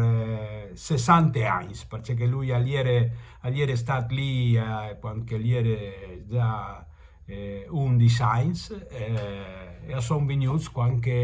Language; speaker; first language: Italian; early bilingual, heritage; Italian